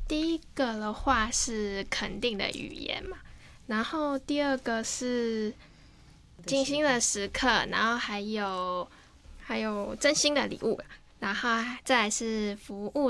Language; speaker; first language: Chinese; native; Chinese